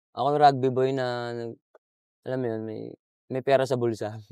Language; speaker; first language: Filipino; native; Filipino